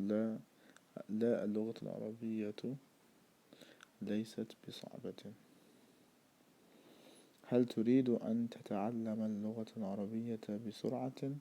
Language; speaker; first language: Arabic; non-native, fluent; English